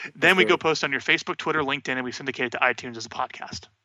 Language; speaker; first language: English; native; English